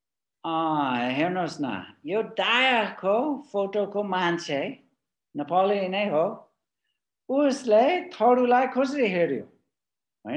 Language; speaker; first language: Nepali; non-native, fluent; English